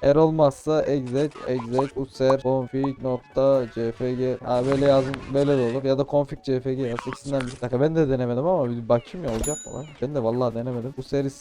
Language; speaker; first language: Turkish; native; Turkish